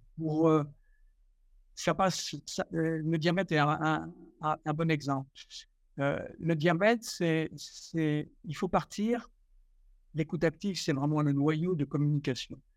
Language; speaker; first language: French; native; French